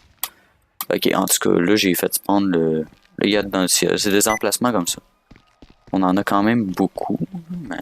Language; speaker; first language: French; native; French